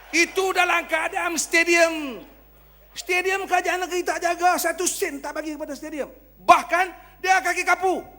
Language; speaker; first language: Malay; native; Malay